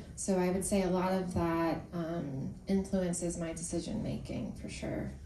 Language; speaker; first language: English; native; English